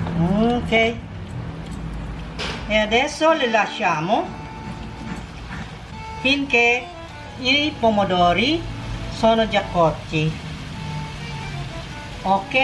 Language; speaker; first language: Italian; non-native, local second language; Filipino